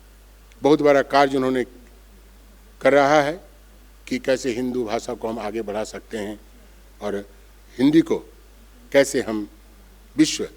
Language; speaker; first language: Hindi; non-native, local second language; Bangla